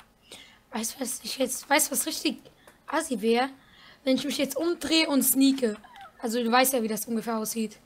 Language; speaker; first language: German; native; German